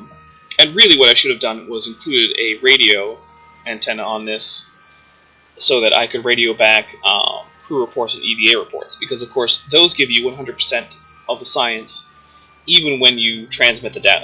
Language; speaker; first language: English; native; English